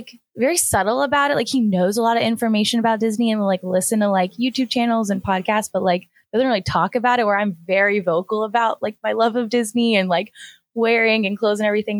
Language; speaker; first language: English; native; English